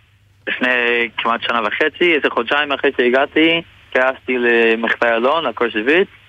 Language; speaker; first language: Hebrew; non-native, fluent; English